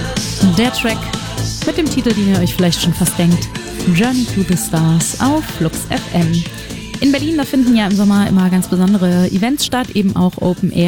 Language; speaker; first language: German; native; German